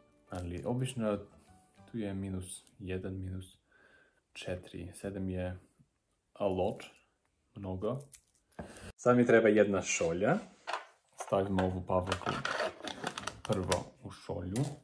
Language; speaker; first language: Serbian; non-native, learner; English